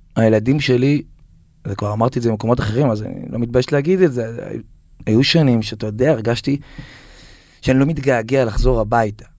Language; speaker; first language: Hebrew; native; Hebrew